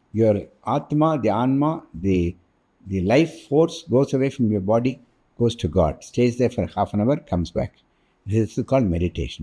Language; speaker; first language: English; non-native, local second language; Tamil